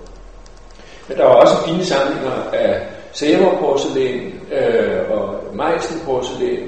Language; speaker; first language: Danish; native; Danish